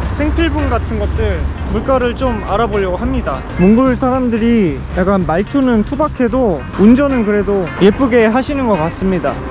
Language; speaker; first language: Korean; native; Korean